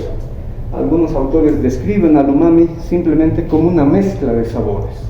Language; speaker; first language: Spanish; native; Spanish